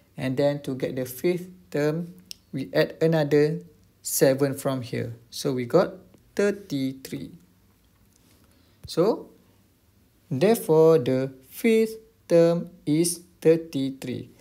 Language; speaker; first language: English; non-native, local second language; Malay